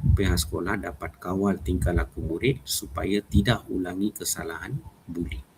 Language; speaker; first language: Malay; non-native, local second language; Tamil